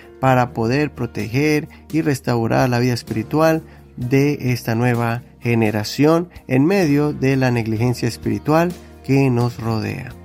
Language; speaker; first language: Spanish; native; Spanish